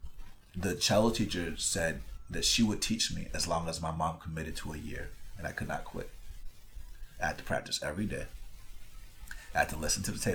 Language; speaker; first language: English; early bilingual, other home language; Spanish